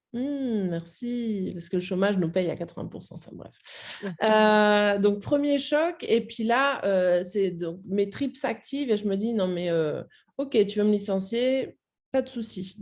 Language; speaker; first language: French; native; French